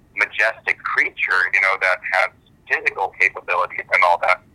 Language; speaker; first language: English; early bilingual, other home language; German